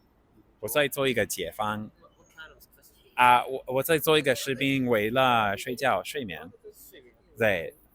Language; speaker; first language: Chinese; non-native, learner; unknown